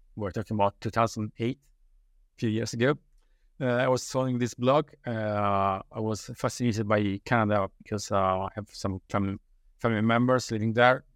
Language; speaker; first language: English; non-native, learner; Italian